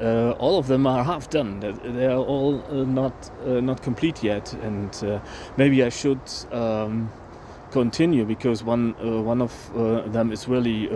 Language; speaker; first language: English; non-native, fluent; German